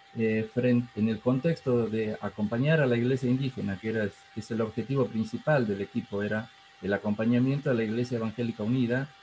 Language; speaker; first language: Spanish; native; Spanish